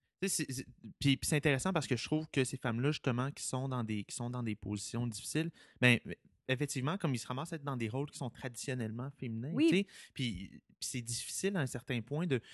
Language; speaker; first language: French; native; French